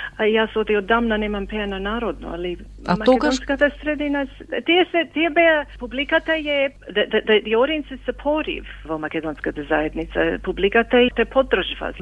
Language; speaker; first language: Macedonian; early bilingual, heritage; Macedonian